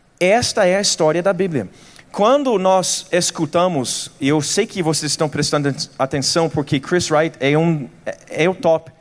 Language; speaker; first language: Portuguese; non-native, fluent; English